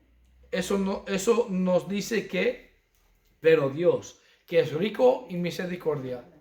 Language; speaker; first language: Spanish; non-native, fluent; English